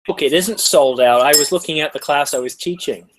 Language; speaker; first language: English; native; English